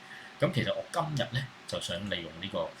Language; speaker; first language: Cantonese; native; Cantonese